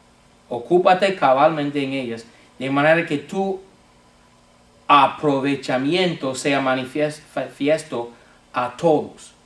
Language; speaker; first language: Spanish; non-native, fluent; English